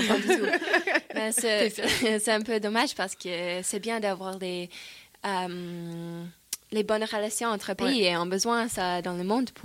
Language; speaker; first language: French; non-native, fluent; English